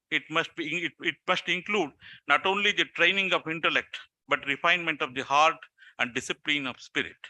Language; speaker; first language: English; non-native, local second language; Kannada